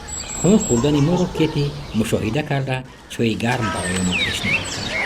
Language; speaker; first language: Persian; native; Persian